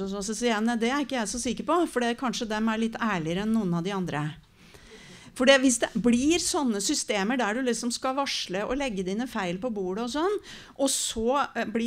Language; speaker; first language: Norwegian; native; Norwegian